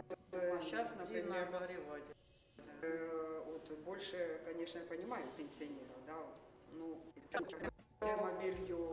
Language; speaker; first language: Russian; native; Russian